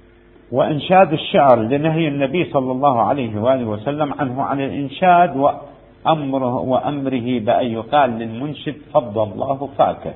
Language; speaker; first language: Arabic; native; Arabic